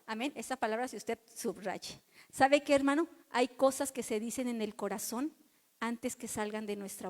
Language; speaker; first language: Spanish; native; Spanish